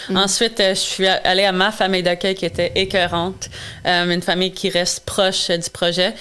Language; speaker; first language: French; non-native, local second language; English